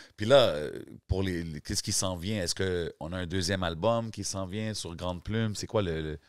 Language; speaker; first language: French; native; French